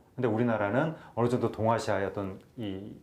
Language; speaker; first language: Korean; native; Korean